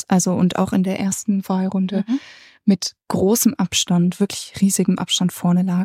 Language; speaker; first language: German; native; German